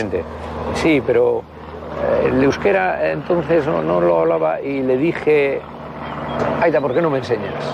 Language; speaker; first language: Spanish; native; Spanish